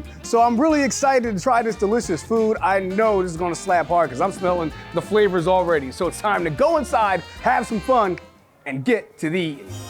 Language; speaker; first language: English; native; English